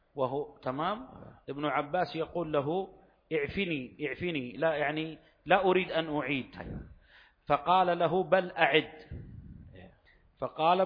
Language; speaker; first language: Arabic; native; Arabic